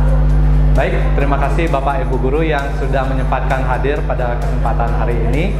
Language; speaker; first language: Indonesian; native; Indonesian